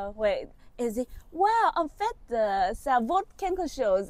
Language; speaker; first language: French; non-native, learner; Vietnamese